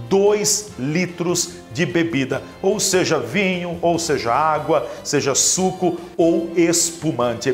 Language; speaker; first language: Portuguese; native; Portuguese